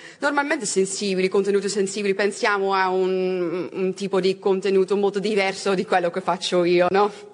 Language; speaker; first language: Italian; non-native, learner; Dutch